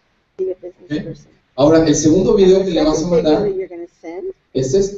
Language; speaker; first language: Spanish; native; Spanish